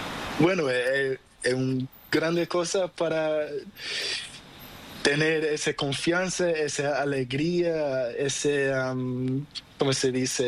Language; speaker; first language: Spanish; non-native, learner; Portuguese